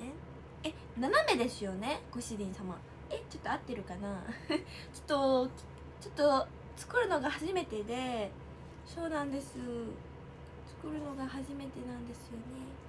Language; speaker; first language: Japanese; native; Japanese